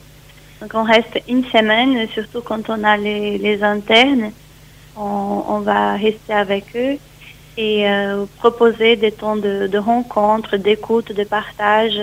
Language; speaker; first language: French; non-native, fluent; Portuguese